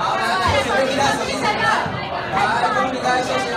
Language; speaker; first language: Chinese; native; Chinese